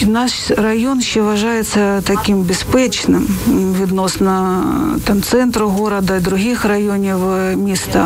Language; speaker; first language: Ukrainian; non-native, local second language; Russian